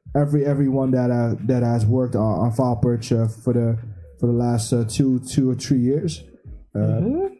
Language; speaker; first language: English; early bilingual, heritage; English